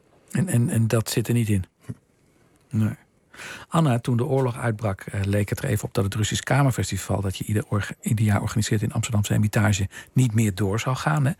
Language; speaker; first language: Dutch; native; Dutch